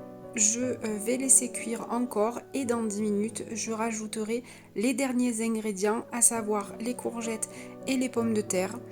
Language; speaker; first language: French; native; French